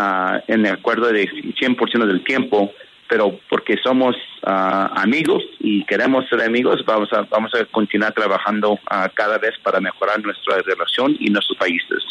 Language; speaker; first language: Spanish; early bilingual, heritage; Spanish